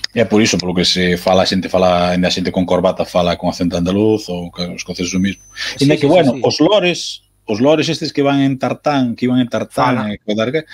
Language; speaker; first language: Galician; native; Galician